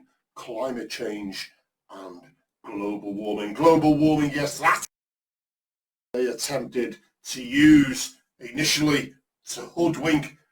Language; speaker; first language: English; native; English